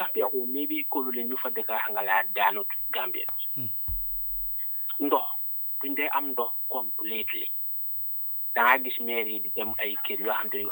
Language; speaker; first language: English; non-native, local second language; Wolof